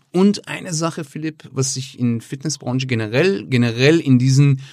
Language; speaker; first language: German; non-native, fluent; Persian